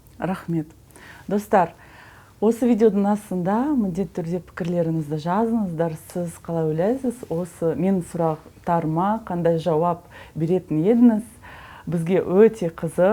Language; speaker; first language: Kazakh; non-native, learner; Russian